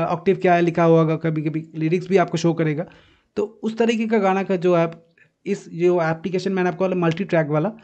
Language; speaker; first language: Hindi; non-native, local second language; Bangla